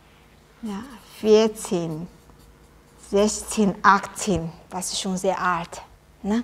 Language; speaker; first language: German; non-native, learner; Chinese